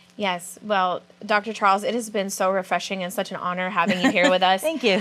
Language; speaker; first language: English; native; English